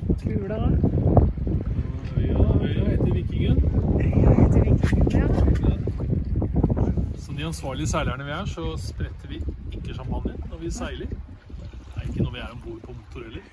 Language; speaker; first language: Norwegian; native; Norwegian